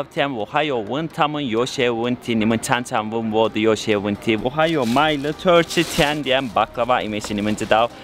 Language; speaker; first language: Chinese; non-native, learner; Turkish